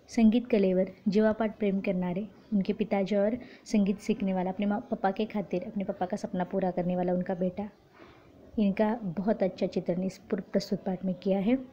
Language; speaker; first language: Hindi; non-native, local second language; Marathi